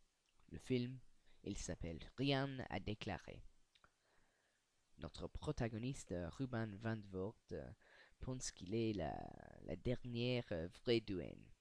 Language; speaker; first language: French; non-native, learner; English